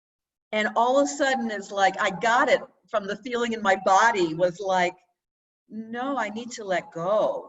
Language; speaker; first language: English; native; English